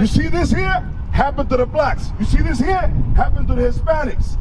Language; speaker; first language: English; early bilingual, other home language; Spanish